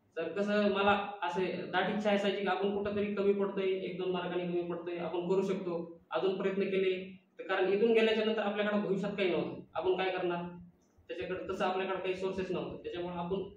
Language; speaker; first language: Marathi; non-native, local second language; Lambadi